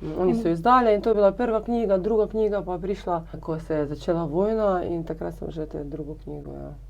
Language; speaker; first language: Slovenian; non-native, fluent; Ukrainian